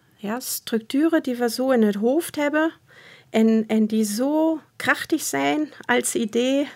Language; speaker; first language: Dutch; non-native, fluent; German